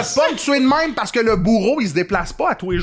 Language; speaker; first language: French; native; French